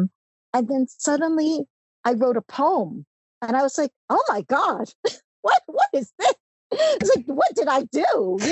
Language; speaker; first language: English; early bilingual, other home language; Cantonese